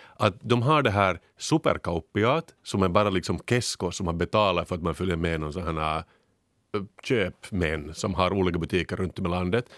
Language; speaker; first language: Swedish; native; Swedish